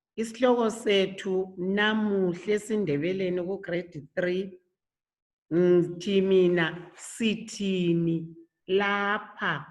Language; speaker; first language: Zulu; native; Zulu